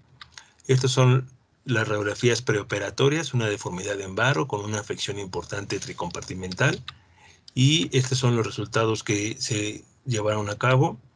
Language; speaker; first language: Spanish; native; Spanish